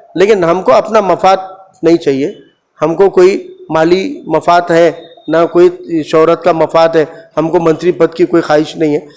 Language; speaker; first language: Hindi; non-native, local second language; Urdu